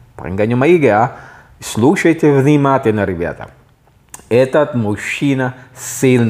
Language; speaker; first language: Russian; non-native, fluent; Filipino